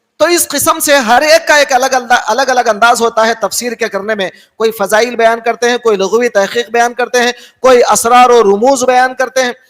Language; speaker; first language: Urdu; native; Urdu